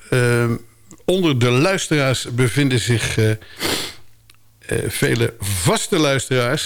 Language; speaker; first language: Dutch; native; Dutch